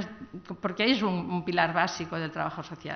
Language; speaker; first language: Spanish; native; Spanish